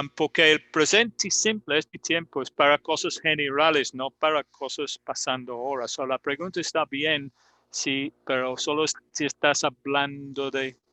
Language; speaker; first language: Spanish; non-native, fluent; English